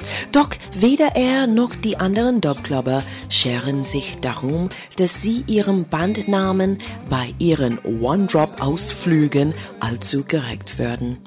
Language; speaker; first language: German; non-native, fluent; English